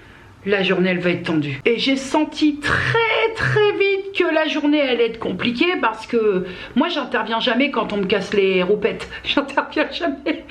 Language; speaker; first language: French; native; French